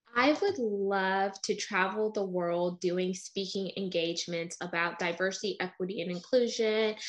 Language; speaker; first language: English; native; English